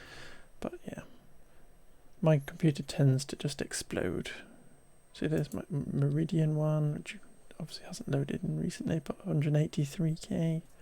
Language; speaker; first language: English; native; English